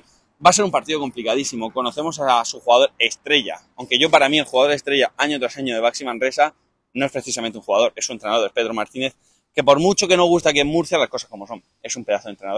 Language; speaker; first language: Spanish; native; Spanish